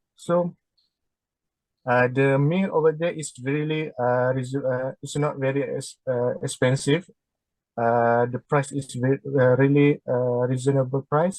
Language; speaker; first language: English; non-native, learner; Malay